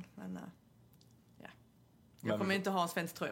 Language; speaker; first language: Swedish; non-native, fluent; English